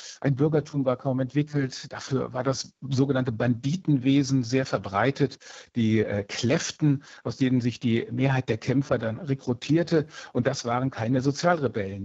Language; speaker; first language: German; native; German